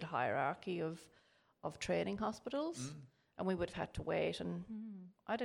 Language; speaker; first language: English; native; English